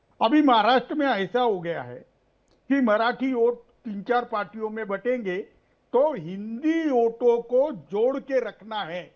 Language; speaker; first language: Hindi; non-native, local second language; Marathi